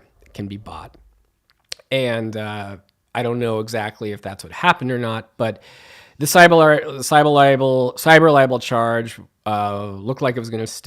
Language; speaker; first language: English; native; English